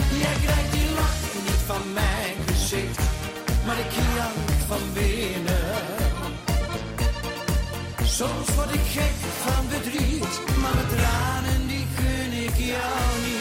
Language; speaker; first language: Dutch; native; Dutch